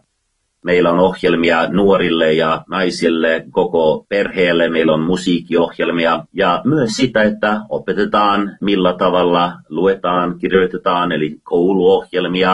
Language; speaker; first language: Finnish; non-native, fluent; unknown